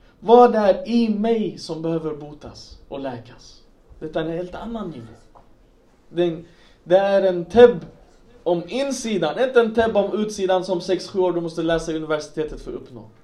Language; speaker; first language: Swedish; non-native, local second language; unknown